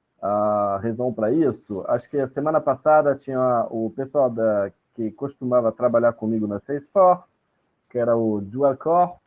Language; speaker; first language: Portuguese; non-native, fluent; French